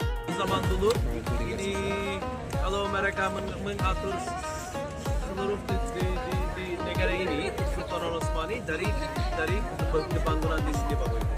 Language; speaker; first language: Indonesian; non-native, fluent; Turkish